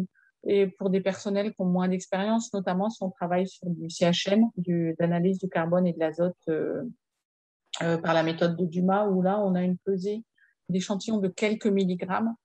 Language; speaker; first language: French; native; French